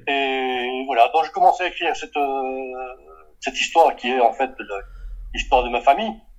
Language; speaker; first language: French; early bilingual, other home language; Portuguese